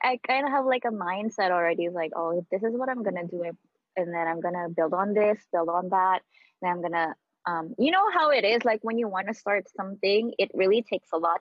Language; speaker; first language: English; non-native, local second language; Filipino